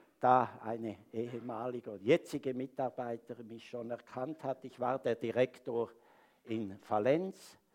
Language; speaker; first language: German; native; German